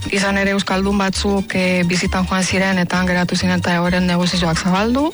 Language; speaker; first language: Basque; non-native, fluent; Romanian